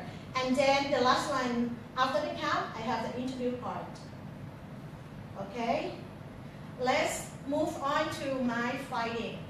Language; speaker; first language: English; non-native, fluent; Thai